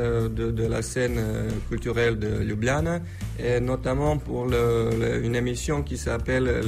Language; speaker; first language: French; non-native, fluent; Slovenian